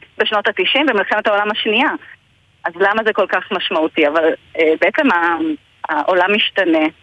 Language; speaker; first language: Hebrew; native; Hebrew